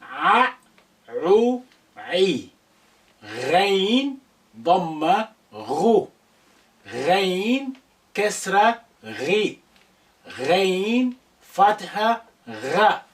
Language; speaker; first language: Arabic; non-native, fluent; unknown